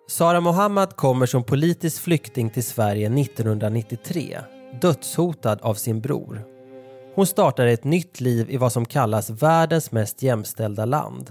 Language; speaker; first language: Swedish; native; Swedish